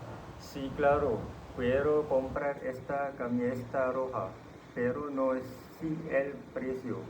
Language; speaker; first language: Spanish; non-native, learner; Malay